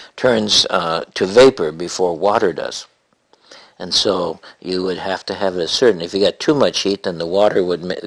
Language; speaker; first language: English; native; English